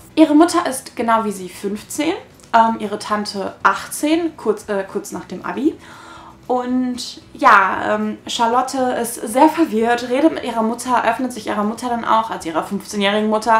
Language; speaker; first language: German; native; German